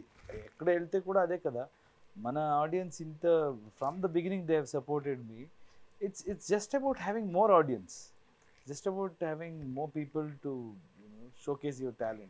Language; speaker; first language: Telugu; non-native, fluent; Kannada